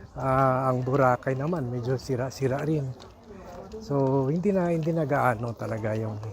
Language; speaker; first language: Filipino; native; Filipino